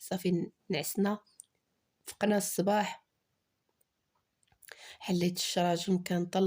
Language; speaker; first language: Arabic; native; Arabic